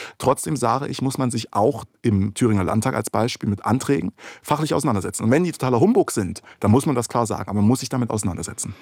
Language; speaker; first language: German; early bilingual, other home language; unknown